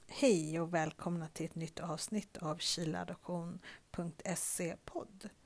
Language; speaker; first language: Swedish; native; Swedish